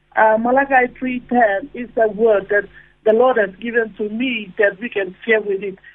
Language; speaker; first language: English; non-native, fluent; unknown